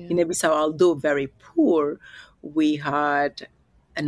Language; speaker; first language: English; non-native, fluent; Upper Guinea Crioulo